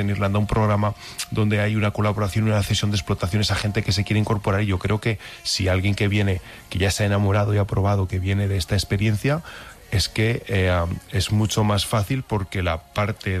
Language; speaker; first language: Spanish; native; Spanish